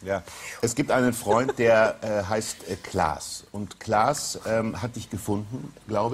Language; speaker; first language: German; native; German